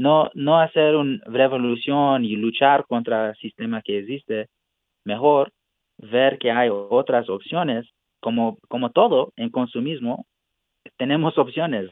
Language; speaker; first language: Spanish; non-native, fluent; English